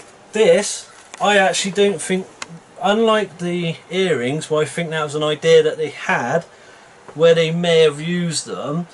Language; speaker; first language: English; native; English